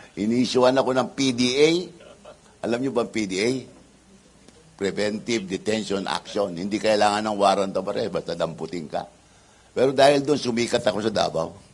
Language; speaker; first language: Filipino; non-native, local second language; Iloko